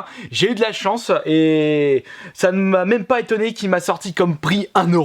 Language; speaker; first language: French; native; French